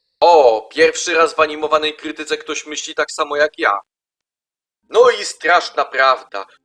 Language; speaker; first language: Polish; native; Polish